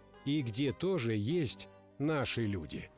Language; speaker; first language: Russian; native; Russian